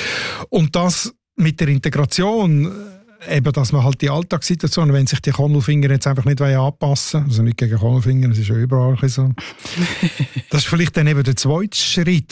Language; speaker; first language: German; native; German